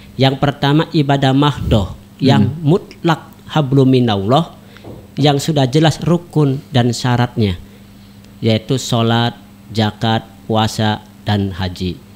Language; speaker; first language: Indonesian; native; Indonesian